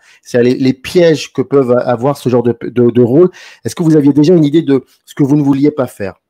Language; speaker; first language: French; native; French